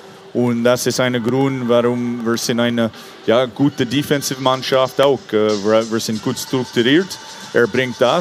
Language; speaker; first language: German; non-native, fluent; English